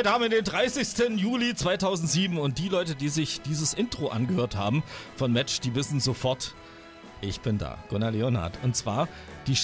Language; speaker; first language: German; native; German